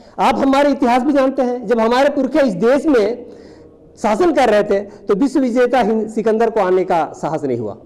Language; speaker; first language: Hindi; native; Hindi